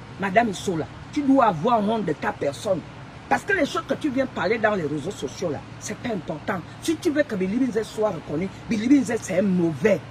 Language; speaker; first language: French; non-native, local second language; Fang